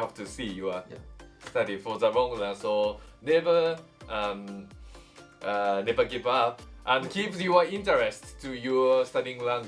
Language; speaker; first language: English; non-native, learner; Japanese